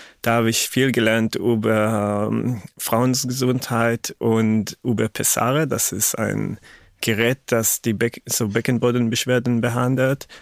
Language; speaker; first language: German; non-native, fluent; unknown